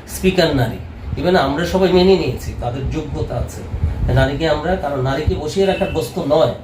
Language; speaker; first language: Bangla; native; Bangla